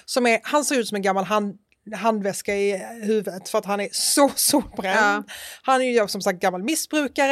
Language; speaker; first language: Swedish; native; Swedish